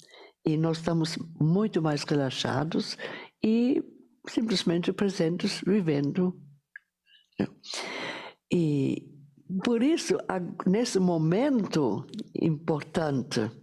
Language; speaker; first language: Portuguese; non-native, fluent; German